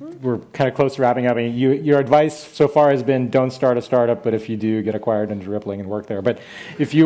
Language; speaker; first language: English; native; English